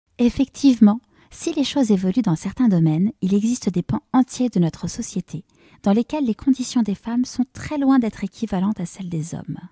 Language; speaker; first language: French; native; French